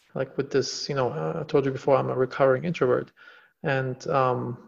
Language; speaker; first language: English; non-native, fluent; German